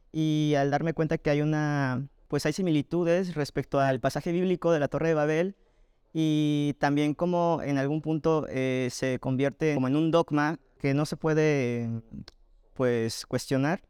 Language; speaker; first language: Spanish; native; Spanish